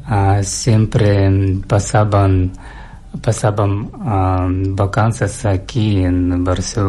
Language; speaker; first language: Catalan; non-native, learner; Russian